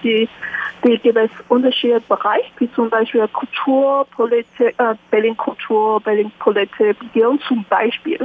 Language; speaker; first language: German; non-native, learner; Chinese